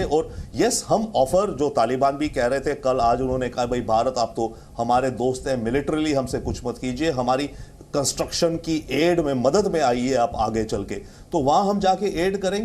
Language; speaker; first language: Hindi; native; Hindi